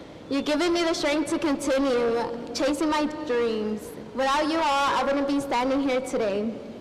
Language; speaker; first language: English; early bilingual, other home language; Spanish